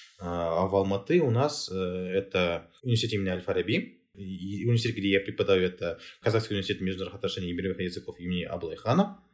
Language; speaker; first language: Russian; non-native, local second language; Kazakh